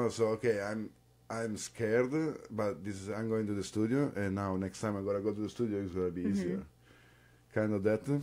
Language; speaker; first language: English; non-native, fluent; Italian